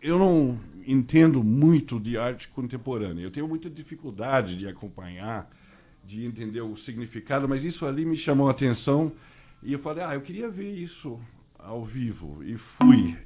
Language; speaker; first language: Portuguese; non-native, fluent; English